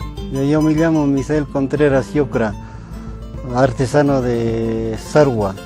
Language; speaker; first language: Spanish; non-native, local second language; Quechua